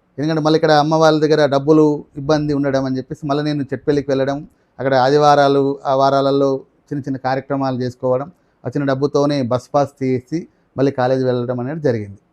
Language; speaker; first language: Telugu; non-native, local second language; Marathi